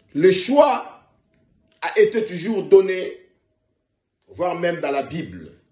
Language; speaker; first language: French; non-native, local second language; Lingala